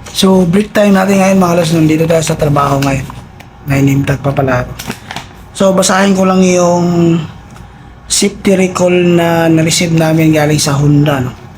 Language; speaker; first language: Filipino; non-native, local second language; Cebuano